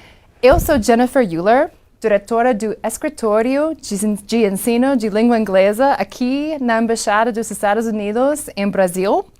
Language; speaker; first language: Portuguese; non-native, fluent; English